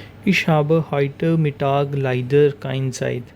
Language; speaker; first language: German; non-native, learner; Hindi